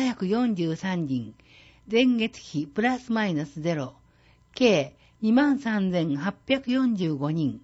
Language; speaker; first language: Japanese; native; Japanese